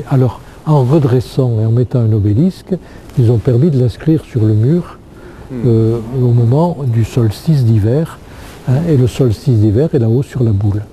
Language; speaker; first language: French; native; French